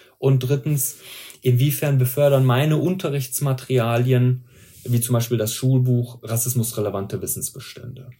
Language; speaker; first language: German; early bilingual, other home language; Persian